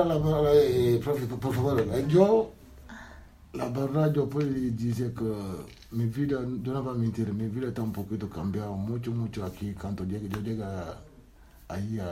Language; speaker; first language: Spanish; non-native, learner; Wolof